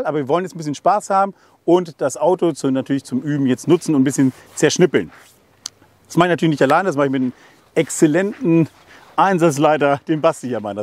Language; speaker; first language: German; native; German